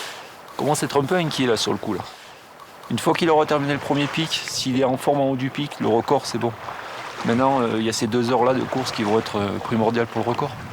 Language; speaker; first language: French; native; French